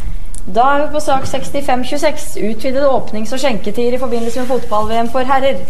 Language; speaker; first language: Norwegian; native; Norwegian